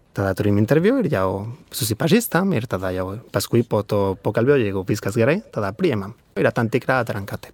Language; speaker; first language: Lithuanian; non-native, fluent; Spanish